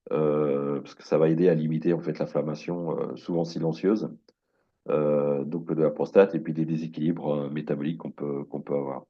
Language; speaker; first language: French; native; French